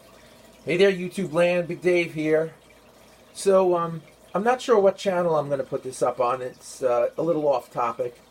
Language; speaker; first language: English; native; English